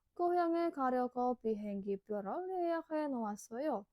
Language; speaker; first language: Korean; non-native, learner; Indonesian